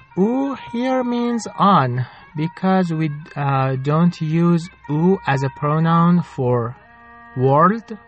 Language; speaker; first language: English; non-native, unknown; Persian